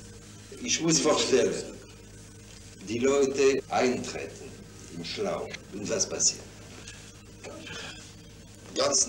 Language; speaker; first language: German; non-native, fluent; French